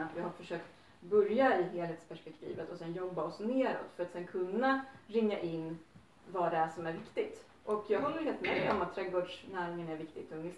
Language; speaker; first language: Swedish; native; Swedish